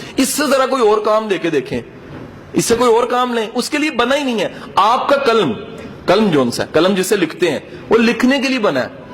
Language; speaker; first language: Urdu; non-native, local second language; Punjabi